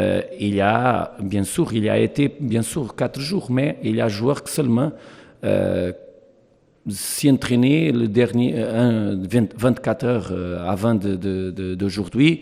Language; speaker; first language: French; non-native, learner; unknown